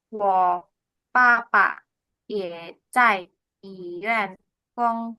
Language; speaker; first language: Chinese; non-native, fluent; Indonesian